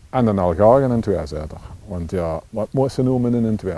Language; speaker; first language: Dutch; native; Dutch